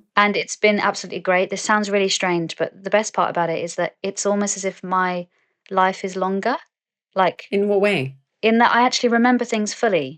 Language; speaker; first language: English; native; English